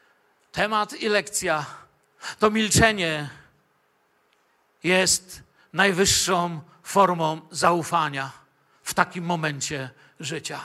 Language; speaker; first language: Polish; native; Polish